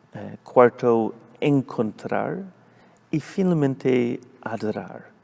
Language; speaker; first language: Spanish; non-native, fluent; English